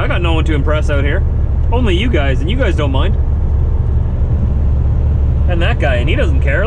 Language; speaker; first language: English; native; English